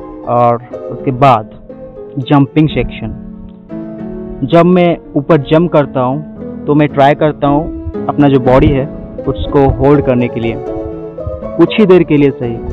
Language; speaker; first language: Hindi; non-native, local second language; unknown